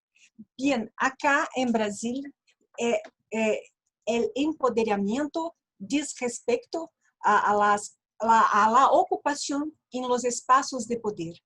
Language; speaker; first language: Spanish; non-native, learner; Portuguese